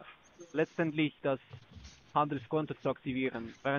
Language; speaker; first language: German; non-native, learner; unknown